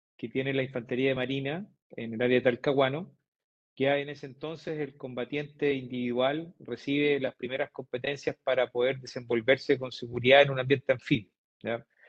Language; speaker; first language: Spanish; native; Spanish